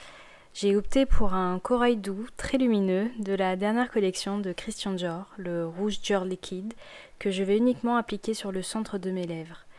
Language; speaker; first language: French; native; French